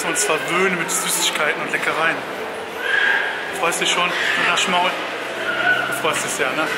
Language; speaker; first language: German; native; German